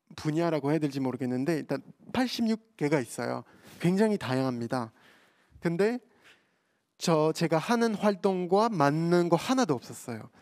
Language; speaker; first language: Korean; non-native, fluent; French